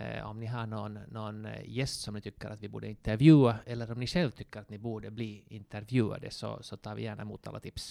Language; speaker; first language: Swedish; non-native, local second language; Finnish